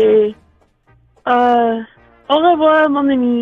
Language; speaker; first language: French; non-native, learner; English